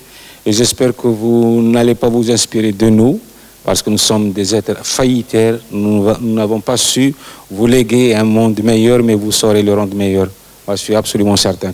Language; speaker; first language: French; non-native, local second language; Arabic